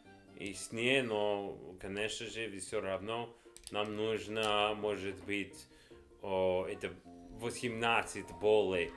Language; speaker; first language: Russian; non-native, learner; English